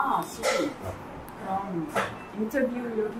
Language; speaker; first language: Korean; non-native, learner; Dutch